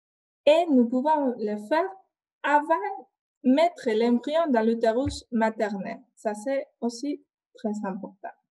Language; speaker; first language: French; non-native, fluent; Spanish